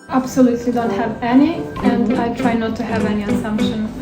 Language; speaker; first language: English; non-native, fluent; Serbian